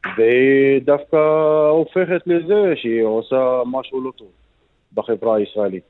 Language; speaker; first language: Hebrew; non-native, local second language; Arabic